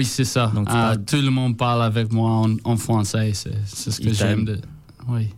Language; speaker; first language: French; non-native, learner; English